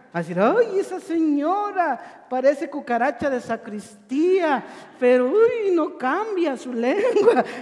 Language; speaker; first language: Spanish; native; Spanish